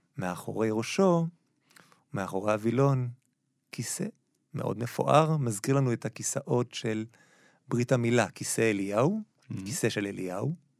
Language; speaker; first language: Hebrew; native; Hebrew